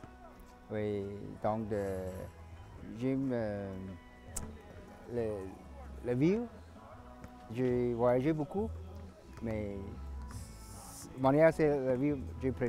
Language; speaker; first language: French; non-native, fluent; Cantonese